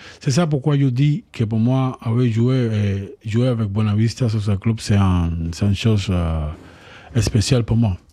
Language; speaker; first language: French; non-native, learner; Spanish